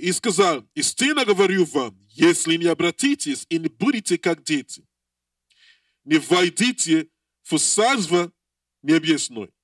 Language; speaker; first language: Russian; non-native, learner; English